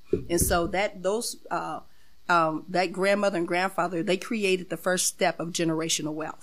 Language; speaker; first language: English; native; English